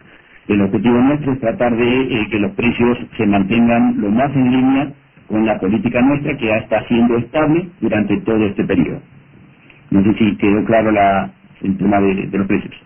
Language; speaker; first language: Spanish; native; Spanish